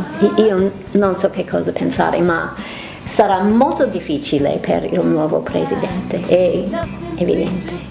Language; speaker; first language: Italian; non-native, fluent; English